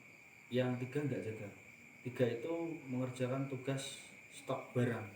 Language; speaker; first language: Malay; non-native, local second language; Javanese